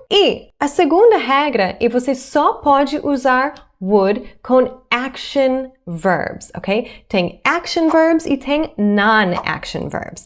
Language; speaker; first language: Portuguese; non-native, fluent; English